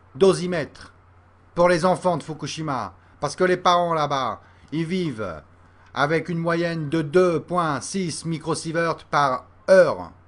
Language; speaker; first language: French; native; French